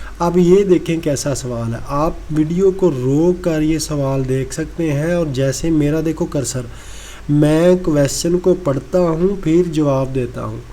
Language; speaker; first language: Urdu; non-native, local second language; Punjabi